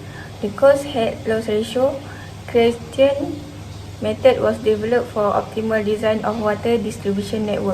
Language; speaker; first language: English; non-native, local second language; Malay